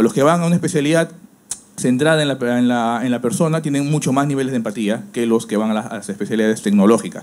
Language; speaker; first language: Spanish; native; Spanish